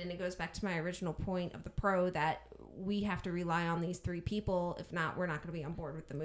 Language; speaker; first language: English; native; English